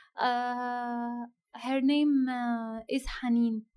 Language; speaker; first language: English; non-native, fluent; Arabic